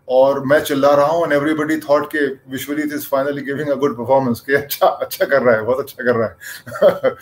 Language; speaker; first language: Hindi; native; Hindi